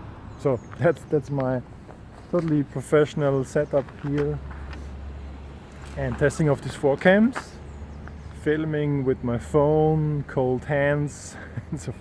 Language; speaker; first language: English; non-native, fluent; German